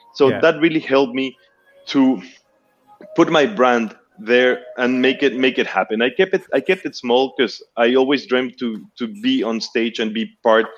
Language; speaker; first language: English; non-native, fluent; Spanish